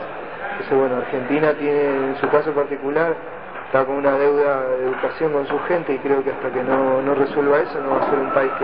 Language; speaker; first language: Spanish; native; Spanish